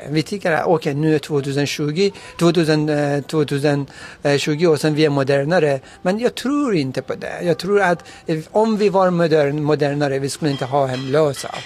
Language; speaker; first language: Swedish; non-native, fluent; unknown